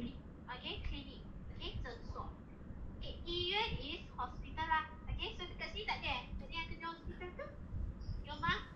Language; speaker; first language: Chinese; non-native, learner; Malay